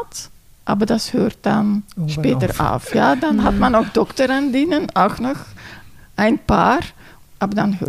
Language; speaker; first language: German; non-native, fluent; Dutch